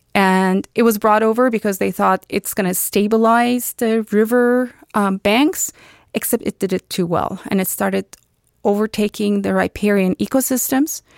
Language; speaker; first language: English; non-native, fluent; Turkish